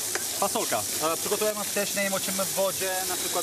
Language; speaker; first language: Polish; non-native, fluent; French